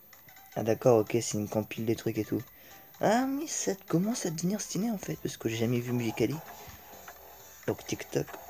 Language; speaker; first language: French; native; French